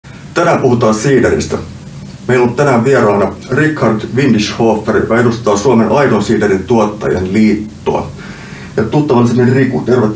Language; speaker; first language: Finnish; native; Finnish